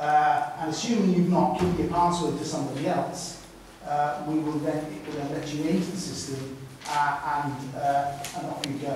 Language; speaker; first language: English; native; English